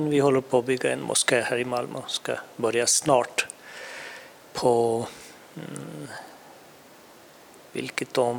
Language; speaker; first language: Swedish; non-native, fluent; Urdu